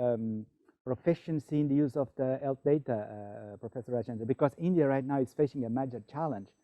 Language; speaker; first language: English; non-native, fluent; Portuguese